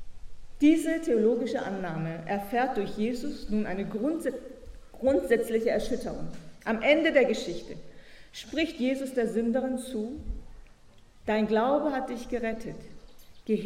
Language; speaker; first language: German; native; German